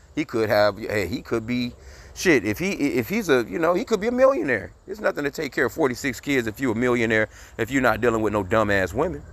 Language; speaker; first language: English; native; English